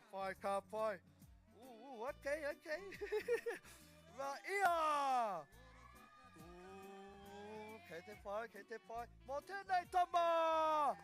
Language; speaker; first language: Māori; non-native, local second language; English